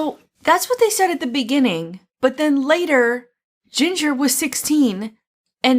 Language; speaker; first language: English; native; English